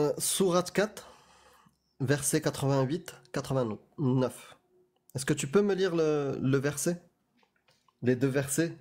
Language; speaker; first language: French; early bilingual, other home language; Arabic